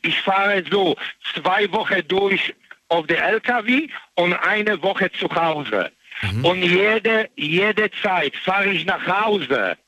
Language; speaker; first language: German; non-native, learner; Polish